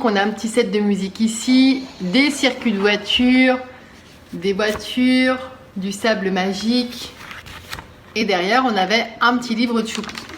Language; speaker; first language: French; native; French